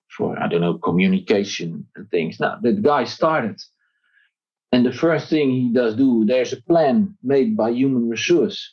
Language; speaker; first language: English; non-native, fluent; Dutch